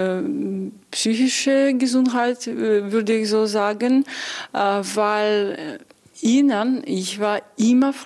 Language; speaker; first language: German; non-native, fluent; Russian